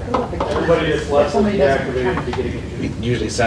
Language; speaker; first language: English; native; English